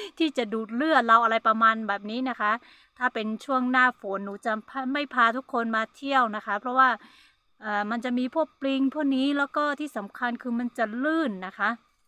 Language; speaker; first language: Thai; non-native, local second language; Hmong